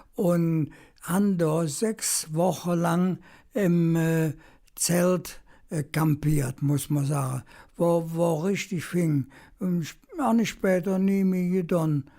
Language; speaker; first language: German; native; German